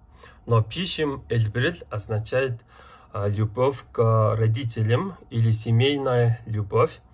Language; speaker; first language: Russian; non-native, learner; Mongolian